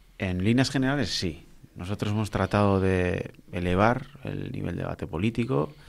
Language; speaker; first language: Spanish; non-native, local second language; Basque